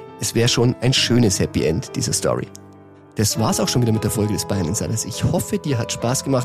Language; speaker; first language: German; native; German